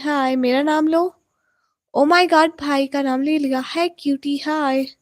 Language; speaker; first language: Hindi; non-native, local second language; Punjabi